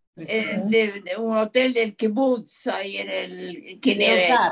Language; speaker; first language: Spanish; native; Spanish